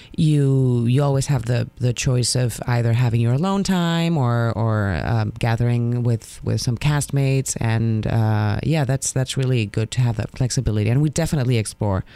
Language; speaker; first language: English; non-native, fluent; Spanish